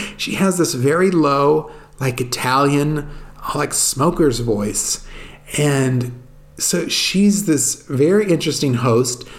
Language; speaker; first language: English; native; English